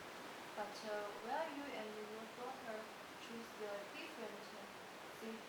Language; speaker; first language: English; non-native, learner; Chinese